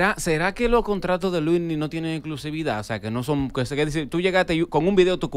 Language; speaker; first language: Spanish; native; Spanish